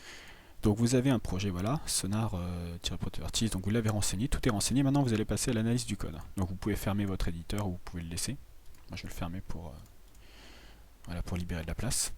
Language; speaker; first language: French; native; French